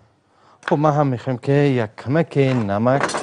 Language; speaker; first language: Persian; native; Persian